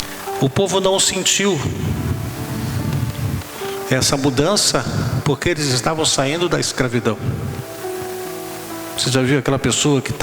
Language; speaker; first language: Portuguese; native; Portuguese